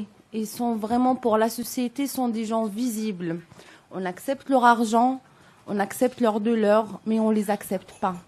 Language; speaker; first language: French; non-native, local second language; Arabic